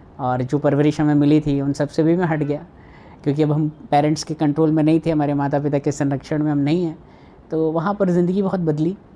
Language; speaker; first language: Hindi; native; Hindi